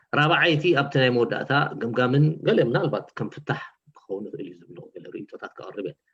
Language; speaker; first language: Tigrinya; native; Tigrinya